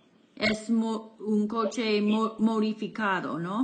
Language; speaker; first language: Spanish; non-native, fluent; English